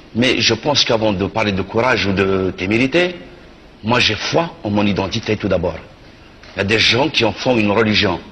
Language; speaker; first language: French; non-native, local second language; Kabyle